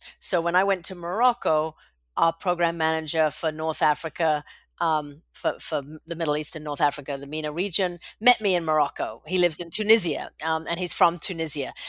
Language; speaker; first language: English; native; English